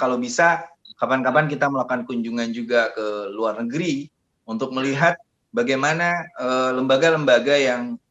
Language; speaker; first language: Indonesian; native; Indonesian